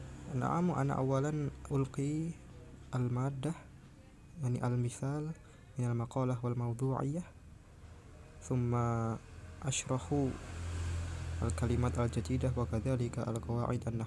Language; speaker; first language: Arabic; non-native, learner; Indonesian